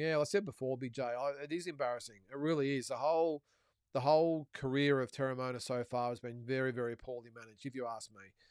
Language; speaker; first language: English; native; English